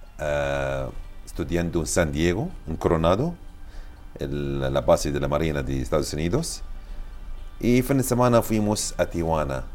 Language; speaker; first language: Spanish; non-native, learner; Arabic